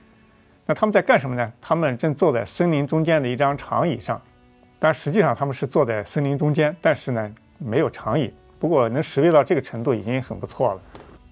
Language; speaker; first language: Chinese; native; Chinese